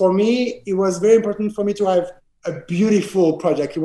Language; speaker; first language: English; non-native, fluent; French